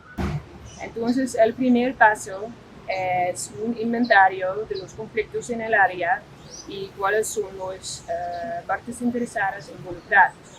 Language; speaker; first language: Spanish; non-native, fluent; Dutch